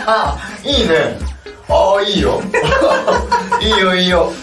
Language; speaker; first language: Japanese; non-native, fluent; Korean